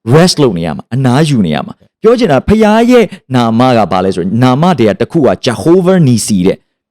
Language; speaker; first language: Burmese; native; Burmese